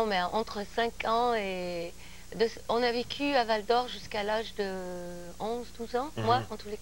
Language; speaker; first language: French; native; French